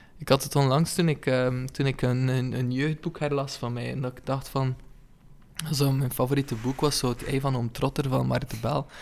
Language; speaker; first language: Dutch; native; Dutch